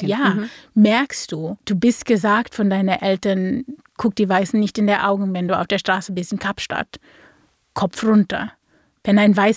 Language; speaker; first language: German; non-native, fluent; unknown